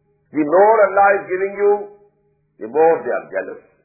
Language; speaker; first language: English; non-native, local second language; Urdu